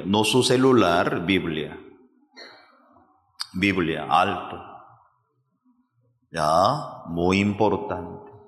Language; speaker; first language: Spanish; non-native, fluent; Korean